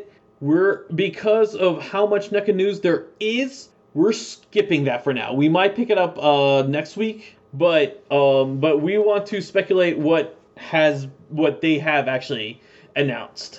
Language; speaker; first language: English; native; English